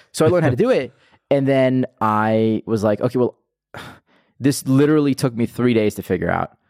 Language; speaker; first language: English; non-native, fluent; Hebrew